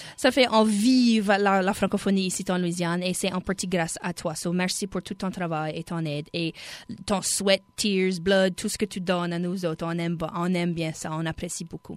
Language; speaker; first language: French; native; French